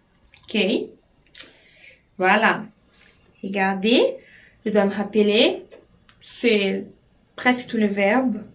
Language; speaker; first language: French; non-native, fluent; Portuguese